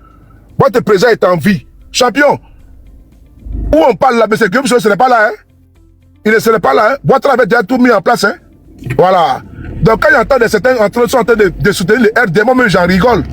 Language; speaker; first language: French; native; French